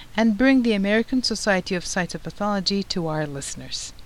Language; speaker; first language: English; non-native, fluent; Turkish